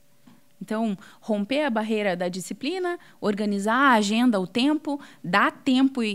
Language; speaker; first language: Portuguese; native; Portuguese